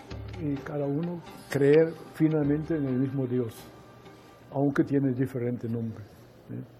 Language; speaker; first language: Spanish; non-native, fluent; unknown